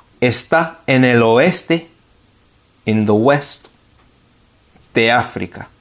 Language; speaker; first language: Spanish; non-native, fluent; English